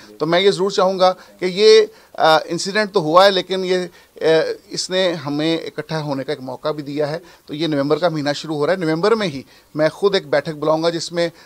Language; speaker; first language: Urdu; non-native, local second language; Punjabi